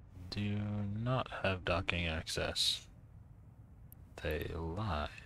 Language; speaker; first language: English; native; English